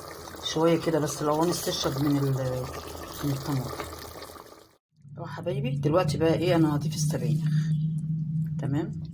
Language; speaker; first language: Arabic; native; Arabic